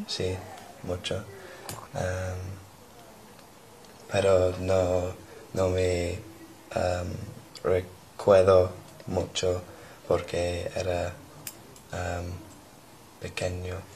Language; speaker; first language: Spanish; non-native, learner; English